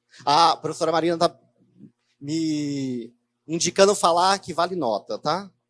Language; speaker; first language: Portuguese; native; Portuguese